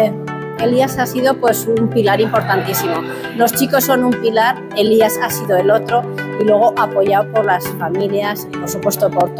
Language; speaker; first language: Spanish; native; Spanish